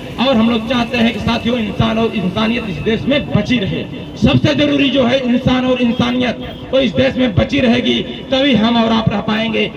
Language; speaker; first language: Hindi; native; Hindi